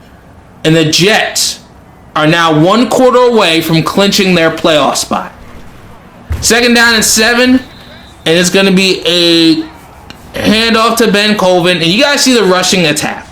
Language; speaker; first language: English; native; English